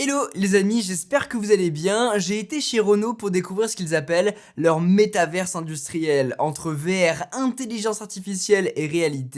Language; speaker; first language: French; native; French